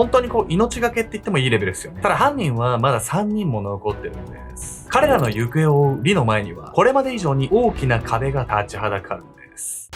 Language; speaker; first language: Japanese; native; Japanese